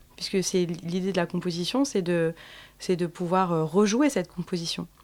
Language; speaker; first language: French; native; French